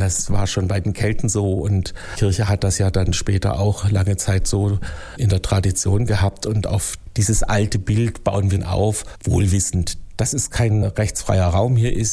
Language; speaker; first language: German; native; German